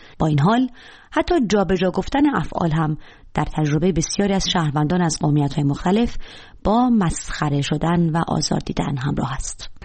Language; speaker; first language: Persian; native; Persian